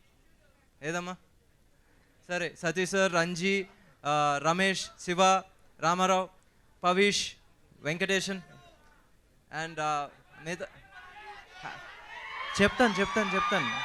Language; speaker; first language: Telugu; native; Telugu